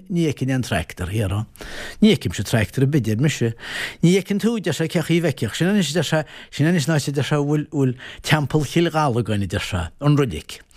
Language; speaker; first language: Irish; native; Irish